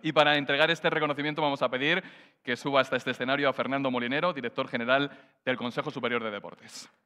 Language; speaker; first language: Spanish; native; Spanish